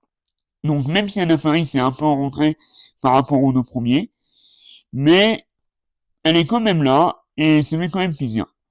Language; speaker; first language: French; native; French